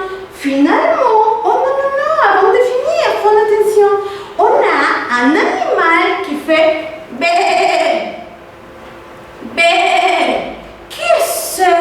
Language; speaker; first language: French; non-native, fluent; Spanish